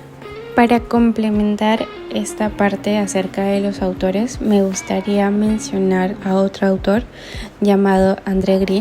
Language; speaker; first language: Spanish; native; Spanish